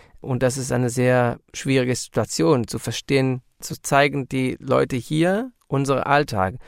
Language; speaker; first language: German; non-native, learner; Hebrew